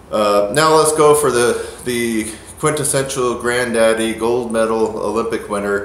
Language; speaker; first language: English; native; English